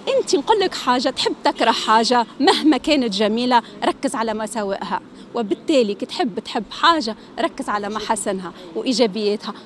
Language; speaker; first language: Arabic; native; Arabic